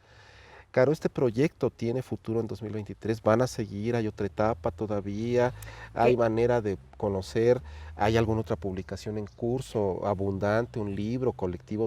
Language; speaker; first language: Spanish; native; Spanish